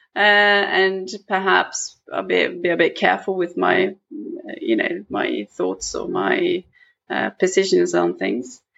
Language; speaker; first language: English; non-native, fluent; Norwegian